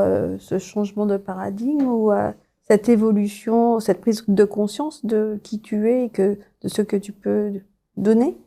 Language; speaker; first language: French; native; French